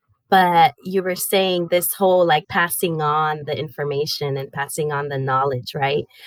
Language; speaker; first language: English; early bilingual, other home language; Spanish